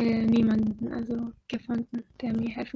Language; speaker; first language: German; non-native, fluent; Arabic